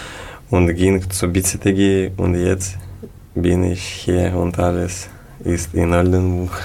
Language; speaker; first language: German; non-native, fluent; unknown